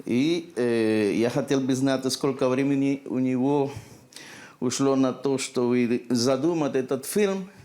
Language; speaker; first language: Russian; non-native, learner; Spanish